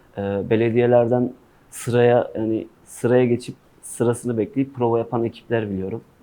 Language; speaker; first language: Turkish; non-native, local second language; Kurdish